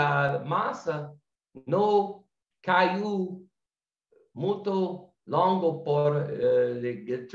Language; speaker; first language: Portuguese; non-native, learner; English